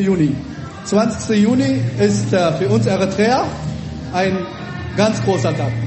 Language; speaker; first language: German; early bilingual, other home language; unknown